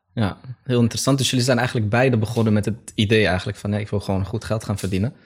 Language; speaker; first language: Dutch; early bilingual, other home language; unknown